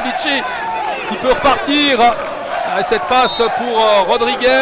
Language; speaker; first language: French; native; French